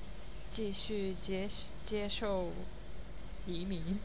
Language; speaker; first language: Chinese; non-native, learner; Japanese